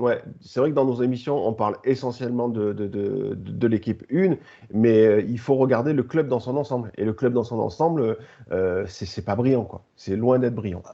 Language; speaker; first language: French; native; French